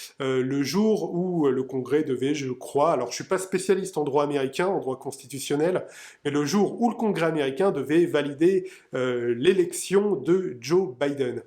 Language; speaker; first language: French; native; French